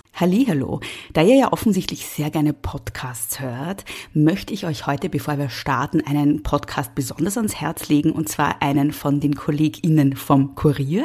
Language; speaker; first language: German; native; German